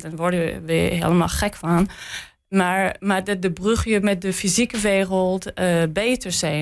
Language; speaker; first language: Dutch; non-native, learner; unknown